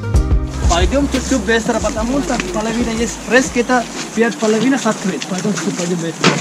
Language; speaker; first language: Russian; non-native, learner; Sinhala